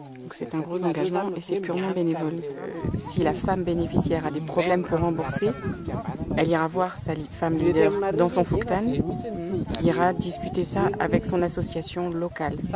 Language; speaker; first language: French; native; French